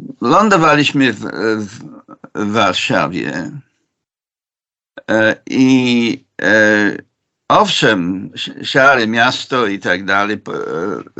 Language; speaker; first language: Polish; non-native, fluent; English